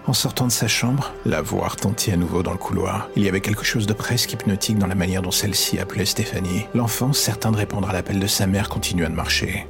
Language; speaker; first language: French; native; French